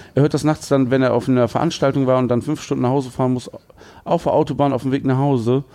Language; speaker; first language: German; native; German